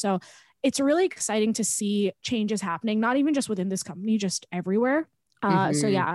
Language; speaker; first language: English; native; English